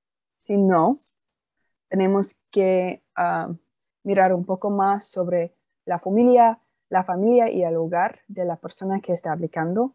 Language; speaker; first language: Spanish; non-native, fluent; English